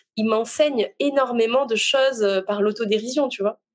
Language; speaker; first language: French; native; French